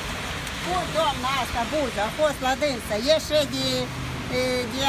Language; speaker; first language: Romanian; non-native, local second language; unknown